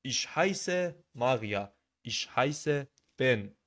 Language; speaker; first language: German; non-native, fluent; Persian